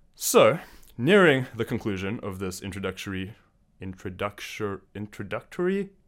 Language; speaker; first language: English; native; English